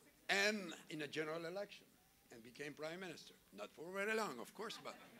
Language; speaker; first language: English; non-native, fluent; French